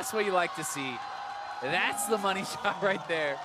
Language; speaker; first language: English; native; English